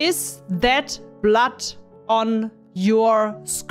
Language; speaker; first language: English; non-native, learner; German